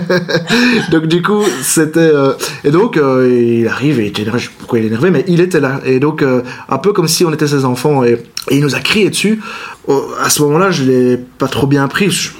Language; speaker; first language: French; native; French